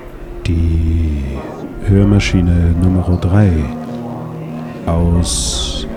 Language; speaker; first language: German; native; German